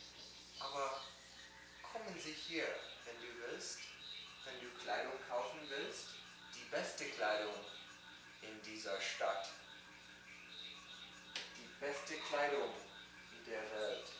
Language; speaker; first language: German; non-native, learner; English